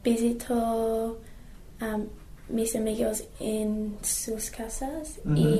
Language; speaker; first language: Spanish; non-native, learner; English